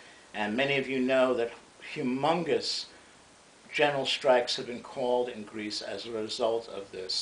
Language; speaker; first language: English; native; English